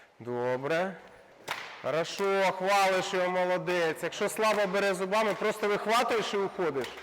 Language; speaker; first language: Ukrainian; non-native, local second language; Russian